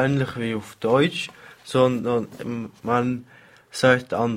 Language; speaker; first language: German; early bilingual, other home language; Portuguese